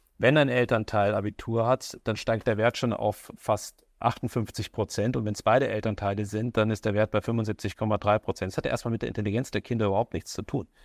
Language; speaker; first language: German; native; German